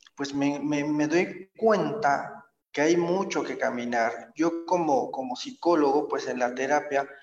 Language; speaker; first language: Spanish; native; Spanish